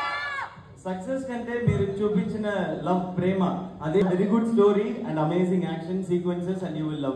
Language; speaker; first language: Telugu; non-native, learner; Tamil